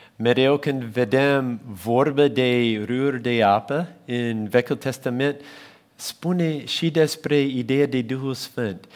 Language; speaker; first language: Romanian; non-native, fluent; English